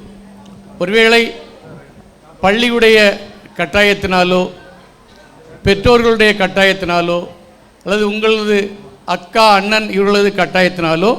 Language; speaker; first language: Tamil; native; Tamil